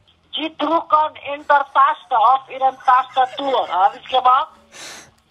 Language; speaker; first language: German; non-native, learner; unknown